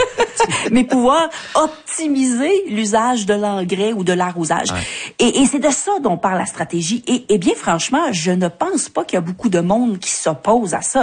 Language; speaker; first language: French; native; French